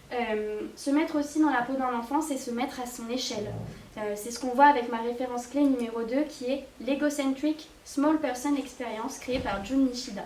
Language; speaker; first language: French; native; French